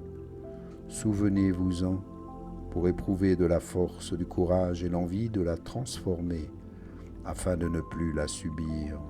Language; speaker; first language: French; native; French